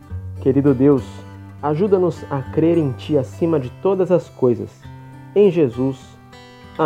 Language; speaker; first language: Portuguese; native; Portuguese